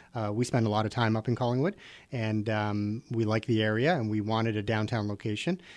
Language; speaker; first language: English; native; English